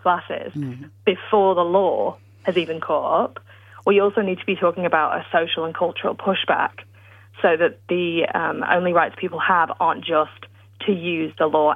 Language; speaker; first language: English; native; English